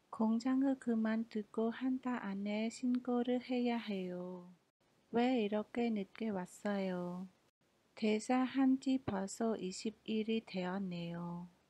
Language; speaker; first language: Korean; non-native, fluent; Khmer